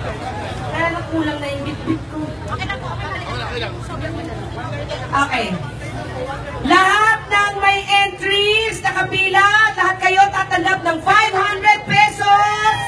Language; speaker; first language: Filipino; native; Filipino